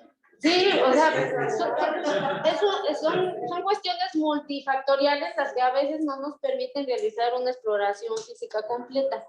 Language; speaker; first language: Spanish; native; Spanish